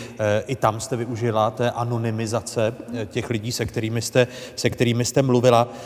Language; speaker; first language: Czech; native; Czech